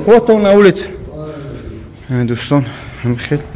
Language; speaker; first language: Russian; non-native, local second language; Tajik